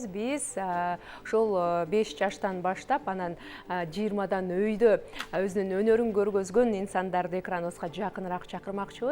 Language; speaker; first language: Kyrgyz; native; Kyrgyz